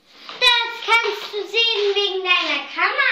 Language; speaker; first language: German; early bilingual, heritage; German